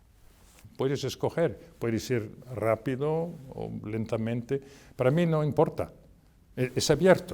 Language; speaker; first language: Spanish; non-native, fluent; French